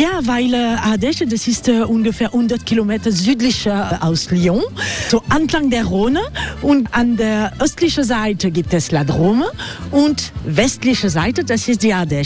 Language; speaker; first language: German; non-native, learner; French